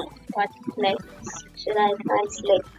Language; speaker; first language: English; non-native, fluent; Thai